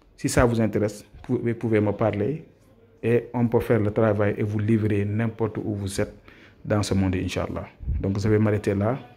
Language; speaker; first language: French; non-native, local second language; Wolof